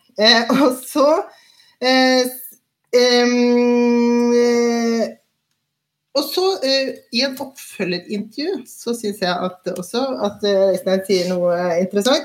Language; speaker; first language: Norwegian; native; Norwegian